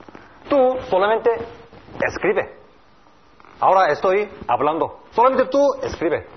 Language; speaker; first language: Spanish; non-native, learner; Korean